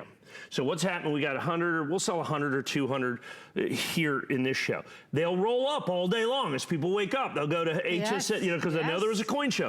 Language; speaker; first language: English; native; English